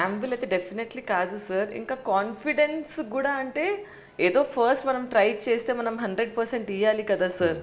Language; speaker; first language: Telugu; non-native, local second language; Hindi